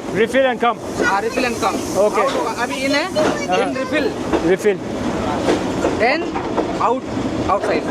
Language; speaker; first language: English; non-native, learner; Hindi